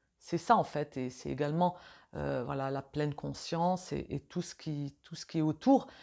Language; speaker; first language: French; native; French